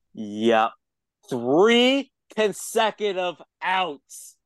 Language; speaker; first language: English; native; English